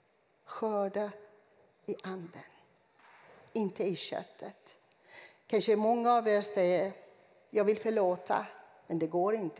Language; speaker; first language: Swedish; non-native, fluent; Persian